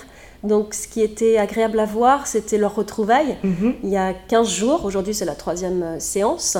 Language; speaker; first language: French; native; French